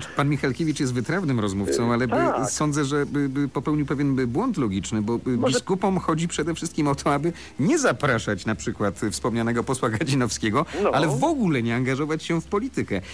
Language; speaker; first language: Polish; native; Polish